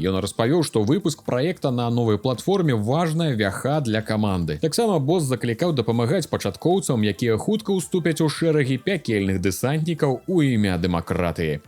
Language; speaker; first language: Belarusian; native; Belarusian